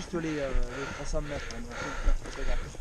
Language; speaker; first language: French; native; French